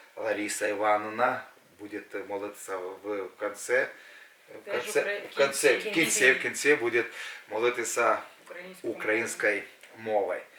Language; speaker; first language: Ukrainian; non-native, local second language; Russian